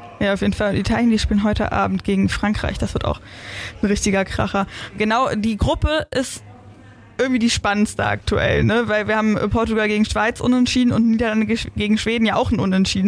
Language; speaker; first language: German; native; German